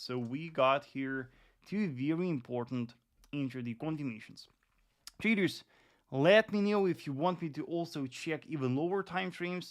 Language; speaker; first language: English; non-native, fluent; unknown